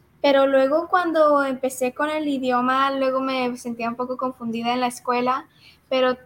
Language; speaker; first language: Spanish; early bilingual, heritage; Spanish